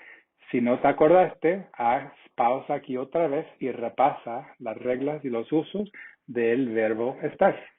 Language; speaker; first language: Spanish; non-native, fluent; English